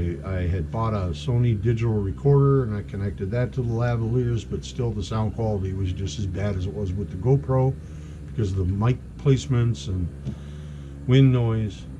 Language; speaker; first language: English; native; English